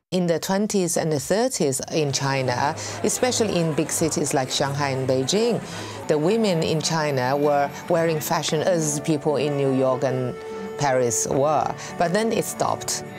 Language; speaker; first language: English; non-native, fluent; Chinese